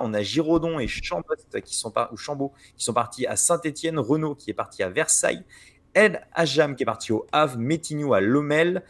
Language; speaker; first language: French; native; French